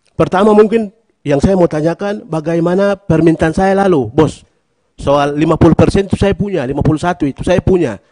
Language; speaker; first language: Indonesian; non-native, local second language; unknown